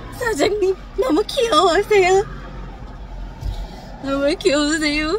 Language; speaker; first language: Korean; non-native, learner; English